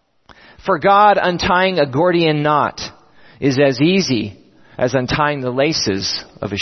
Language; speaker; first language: English; native; English